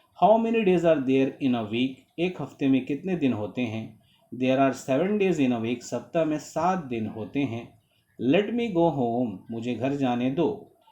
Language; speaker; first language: Hindi; native; Hindi